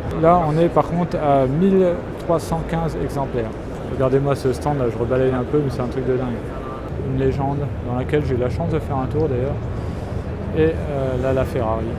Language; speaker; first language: French; native; French